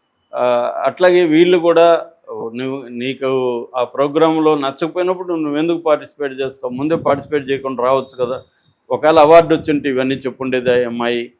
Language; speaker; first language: Telugu; native; Telugu